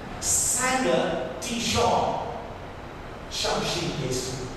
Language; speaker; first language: Chinese; non-native, fluent; English